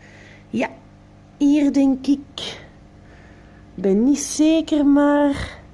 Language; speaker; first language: Dutch; non-native, local second language; French